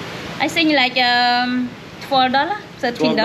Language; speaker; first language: English; non-native, learner; Khmer